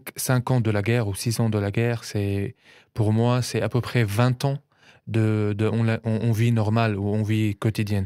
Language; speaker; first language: French; non-native, learner; Arabic